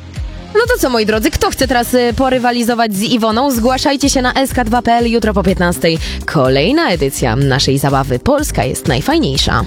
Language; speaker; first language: Polish; native; Polish